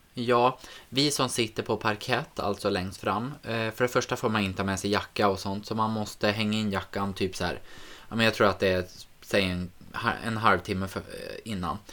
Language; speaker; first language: Swedish; native; Swedish